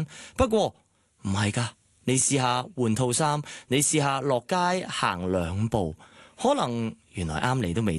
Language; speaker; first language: Cantonese; native; Cantonese